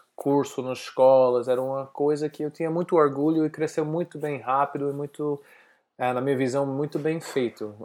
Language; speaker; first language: Portuguese; non-native, fluent; English